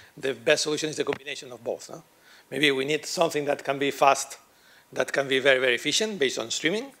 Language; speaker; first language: English; non-native, fluent; Catalan